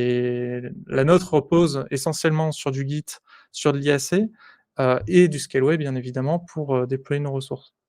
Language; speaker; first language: French; native; French